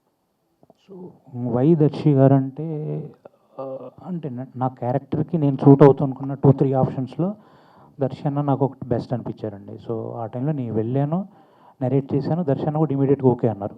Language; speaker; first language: Telugu; native; Telugu